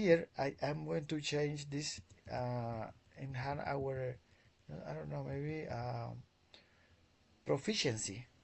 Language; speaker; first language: English; non-native, learner; Spanish